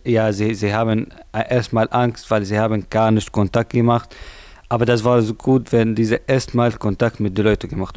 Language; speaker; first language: German; non-native, learner; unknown